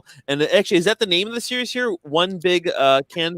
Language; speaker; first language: English; native; English